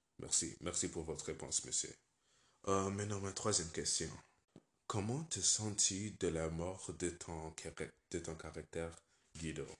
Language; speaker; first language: French; non-native, learner; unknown